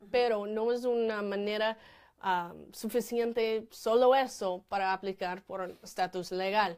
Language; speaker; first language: Spanish; non-native, fluent; English